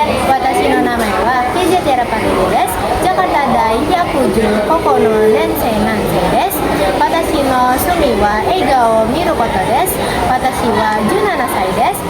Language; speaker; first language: Japanese; non-native, learner; Indonesian